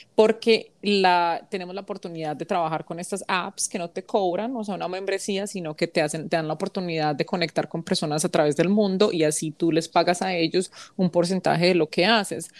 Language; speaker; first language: Spanish; early bilingual, heritage; Spanish